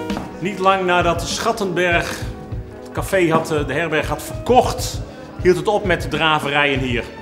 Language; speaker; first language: Dutch; native; Dutch